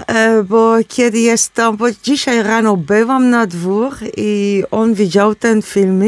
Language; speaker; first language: Polish; non-native, learner; Dutch